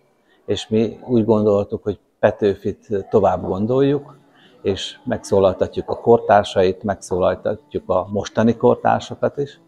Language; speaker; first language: Hungarian; native; Hungarian